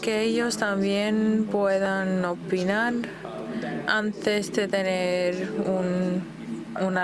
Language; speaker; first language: Spanish; non-native, fluent; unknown